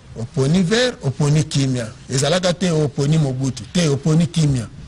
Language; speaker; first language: Lingala; non-native, local second language; Kongo